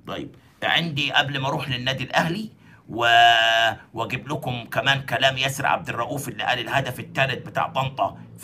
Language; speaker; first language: Arabic; native; Arabic